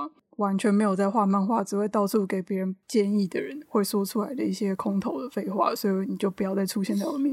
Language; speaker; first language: Chinese; native; Chinese